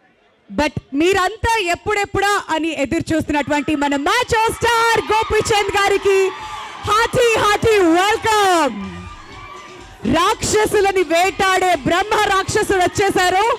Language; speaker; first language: Telugu; native; Telugu